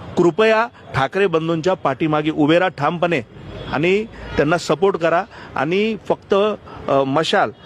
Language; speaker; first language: Marathi; non-native, local second language; Gujarati